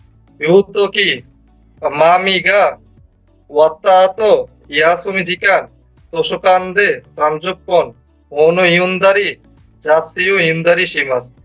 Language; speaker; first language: Japanese; non-native, learner; Bangla